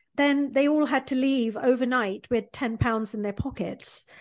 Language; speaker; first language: English; early bilingual, other home language; Gujarati